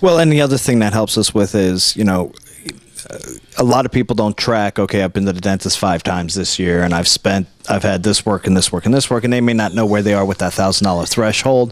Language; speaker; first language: English; native; English